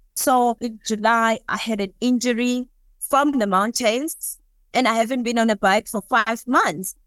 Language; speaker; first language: English; non-native, local second language; Southern Sotho